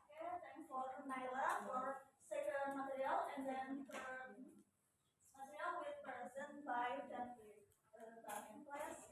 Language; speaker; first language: English; non-native, learner; Indonesian